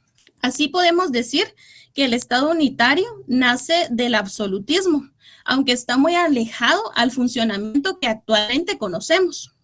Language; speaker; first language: Spanish; native; Spanish